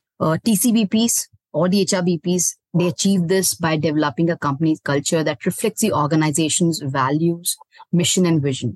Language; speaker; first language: English; non-native, local second language; Hindi